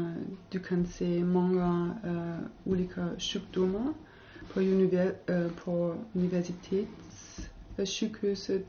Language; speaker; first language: Swedish; non-native, learner; German